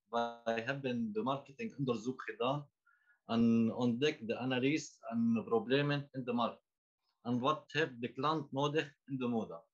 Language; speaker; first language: Dutch; non-native, learner; Arabic